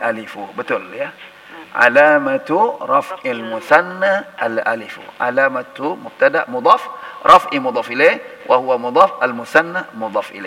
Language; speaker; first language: Arabic; non-native, fluent; Indonesian